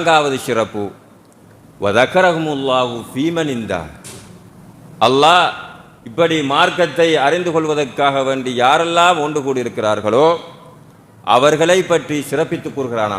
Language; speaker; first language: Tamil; native; Tamil